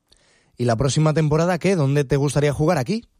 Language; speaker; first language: Spanish; native; Spanish